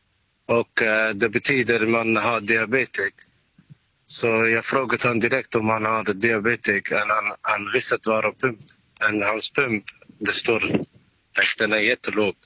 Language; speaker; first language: Swedish; non-native, learner; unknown